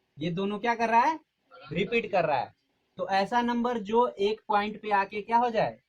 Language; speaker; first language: Hindi; native; Hindi